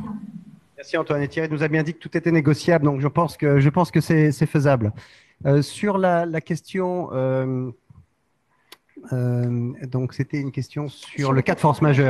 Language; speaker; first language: French; native; French